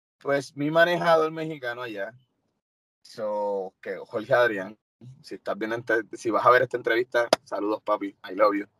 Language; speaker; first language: Spanish; native; Spanish